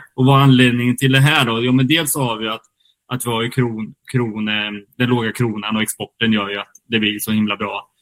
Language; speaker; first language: Swedish; native; Swedish